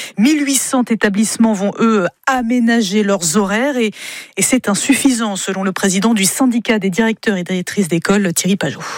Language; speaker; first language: French; native; French